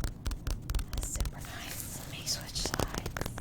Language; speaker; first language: English; native; English